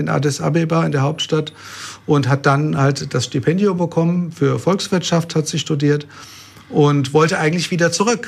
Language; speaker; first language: German; native; German